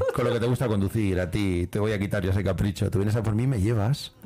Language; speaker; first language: Spanish; native; Spanish